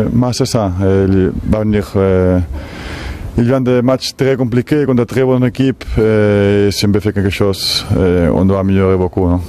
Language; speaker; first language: French; non-native, fluent; Spanish